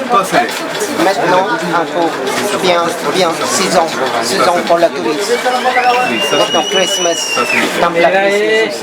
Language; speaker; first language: French; non-native, learner; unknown